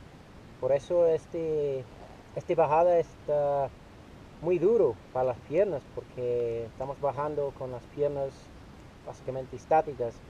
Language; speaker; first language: Spanish; non-native, fluent; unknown